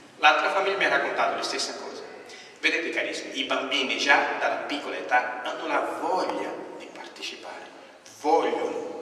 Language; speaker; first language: Italian; non-native, fluent; Portuguese